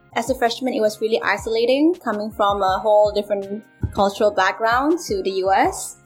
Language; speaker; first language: English; non-native, local second language; Malay